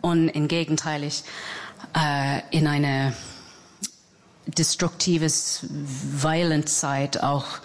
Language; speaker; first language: German; non-native, fluent; English